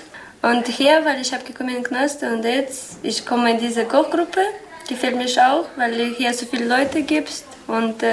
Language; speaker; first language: German; non-native, learner; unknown